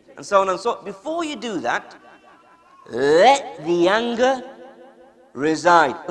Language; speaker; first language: English; native; English